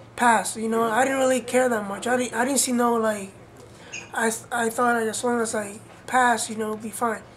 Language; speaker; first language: English; early bilingual, other home language; Spanish